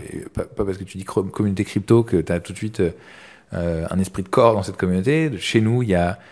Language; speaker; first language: French; native; French